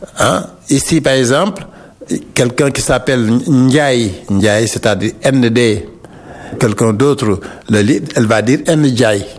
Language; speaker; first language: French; non-native, local second language; Wolof